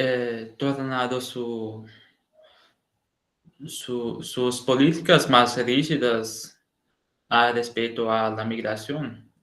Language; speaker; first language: Spanish; non-native, learner; Portuguese